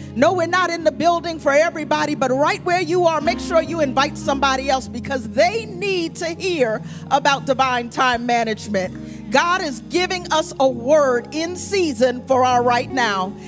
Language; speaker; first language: English; native; English